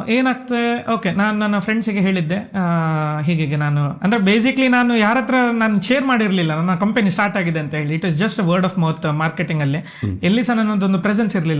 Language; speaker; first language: Kannada; native; Kannada